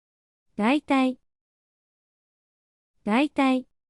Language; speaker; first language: Japanese; native; Japanese